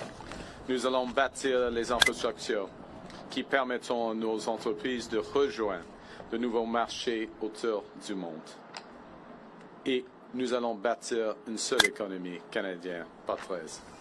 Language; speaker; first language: French; non-native, fluent; English